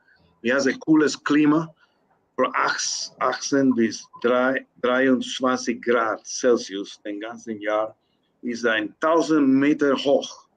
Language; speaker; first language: German; non-native, learner; Spanish